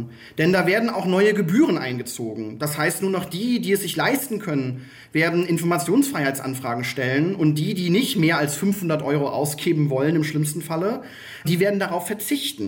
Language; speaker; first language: German; native; German